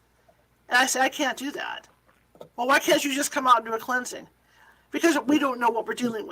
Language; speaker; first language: English; native; English